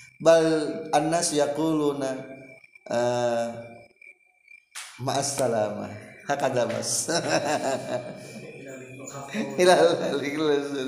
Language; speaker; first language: Arabic; non-native, learner; Indonesian